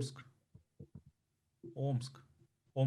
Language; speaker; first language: Russian; native; Russian